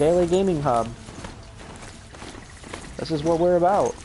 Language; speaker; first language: English; native; English